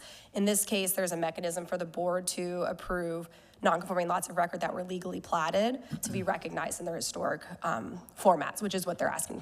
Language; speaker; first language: English; native; English